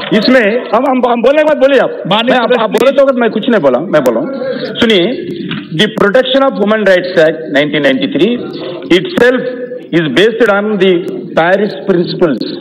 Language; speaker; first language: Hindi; non-native, local second language; Telugu